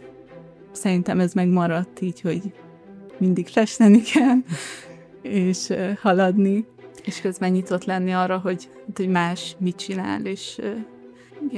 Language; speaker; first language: Hungarian; early bilingual, other home language; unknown